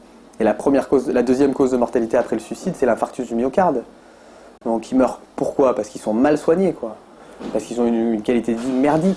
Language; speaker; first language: French; native; French